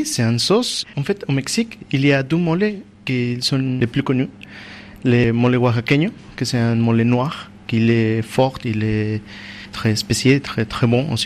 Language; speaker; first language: French; non-native, learner; Spanish